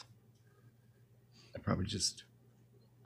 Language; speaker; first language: English; native; English